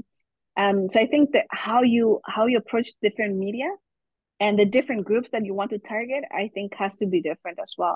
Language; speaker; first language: English; non-native, fluent; German